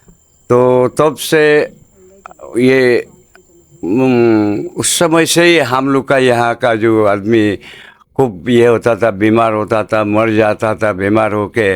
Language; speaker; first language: Hindi; non-native, local second language; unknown